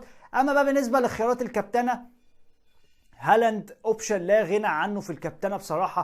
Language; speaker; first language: Arabic; native; Arabic